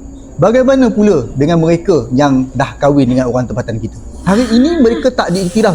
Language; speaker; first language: Malay; native; Malay